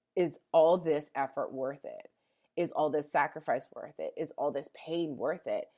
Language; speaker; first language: English; native; English